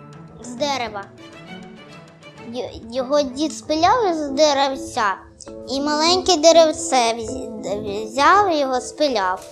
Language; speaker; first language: Russian; non-native, local second language; Ukrainian